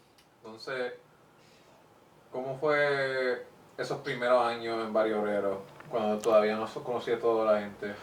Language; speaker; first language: Spanish; early bilingual, heritage; English